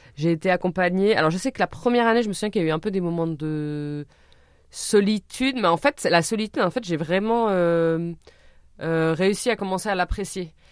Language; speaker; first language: French; native; French